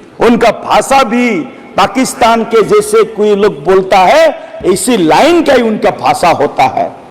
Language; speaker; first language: Hindi; non-native, local second language; Assamese